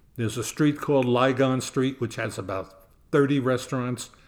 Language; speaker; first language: English; native; English